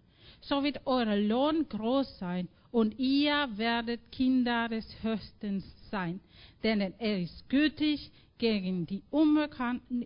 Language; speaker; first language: German; non-native, fluent; Spanish